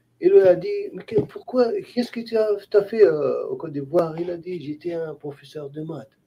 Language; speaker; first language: French; non-native, local second language; Haitian Creole